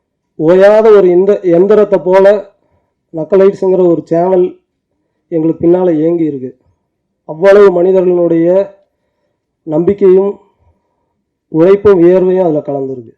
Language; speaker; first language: Tamil; native; Tamil